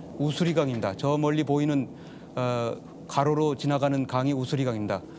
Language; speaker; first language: Korean; native; Korean